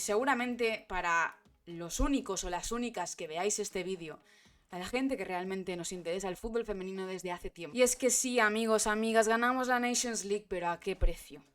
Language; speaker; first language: Spanish; native; Spanish